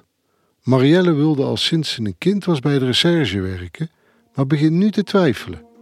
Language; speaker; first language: Dutch; native; Dutch